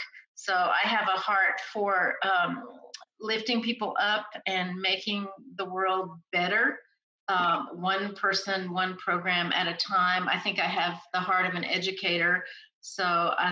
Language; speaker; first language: English; native; English